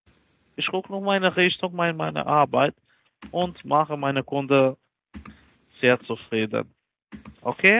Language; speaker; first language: German; non-native, learner; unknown